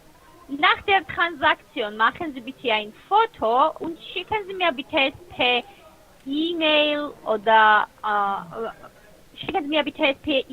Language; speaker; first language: German; non-native, fluent; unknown